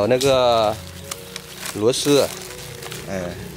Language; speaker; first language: Chinese; non-native, learner; Vietnamese